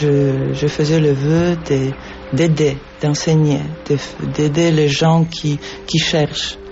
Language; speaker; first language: French; non-native, learner; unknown